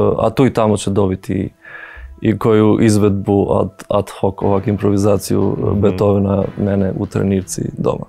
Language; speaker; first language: Croatian; non-native, fluent; Albanian